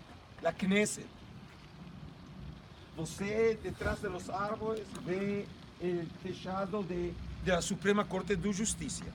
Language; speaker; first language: Portuguese; non-native, learner; Spanish